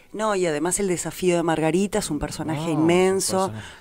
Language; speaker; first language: Spanish; native; Spanish